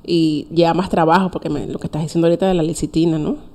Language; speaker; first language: Spanish; native; Spanish